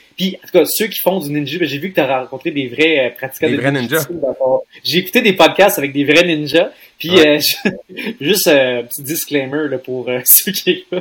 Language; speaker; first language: French; native; French